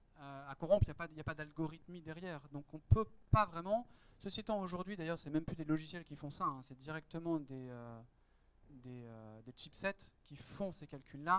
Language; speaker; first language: French; native; French